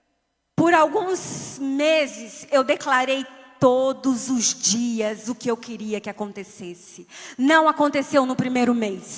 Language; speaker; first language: Portuguese; native; Portuguese